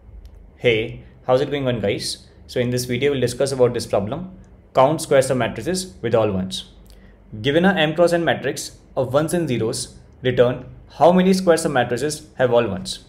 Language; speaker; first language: English; non-native, local second language; Hindi